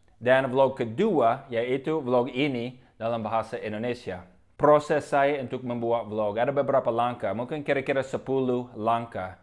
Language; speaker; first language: Indonesian; non-native, fluent; English